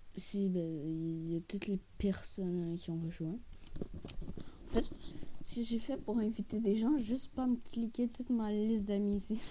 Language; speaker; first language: French; native; French